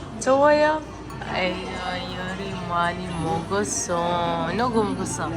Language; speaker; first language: Korean; non-native, learner; Filipino